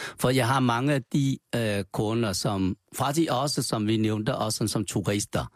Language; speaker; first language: Danish; non-native, learner; Chinese